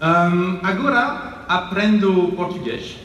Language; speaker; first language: Portuguese; non-native, learner; French